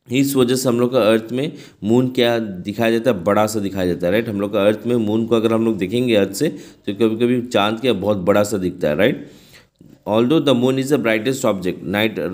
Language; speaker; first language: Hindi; non-native, local second language; Bangla